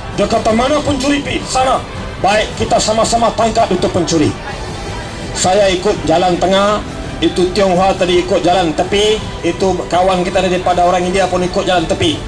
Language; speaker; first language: Malay; native; Malay